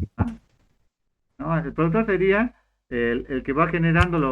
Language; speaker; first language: Spanish; native; Spanish